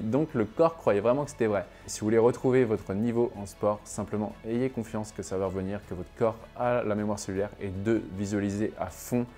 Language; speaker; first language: French; native; French